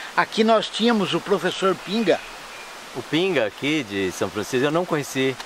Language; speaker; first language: Portuguese; native; Portuguese